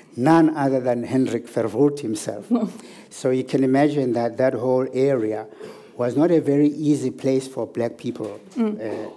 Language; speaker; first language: English; non-native, local second language; Zulu